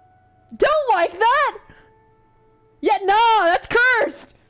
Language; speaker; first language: English; native; English